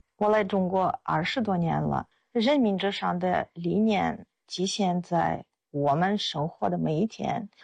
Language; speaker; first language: Chinese; non-native, fluent; Russian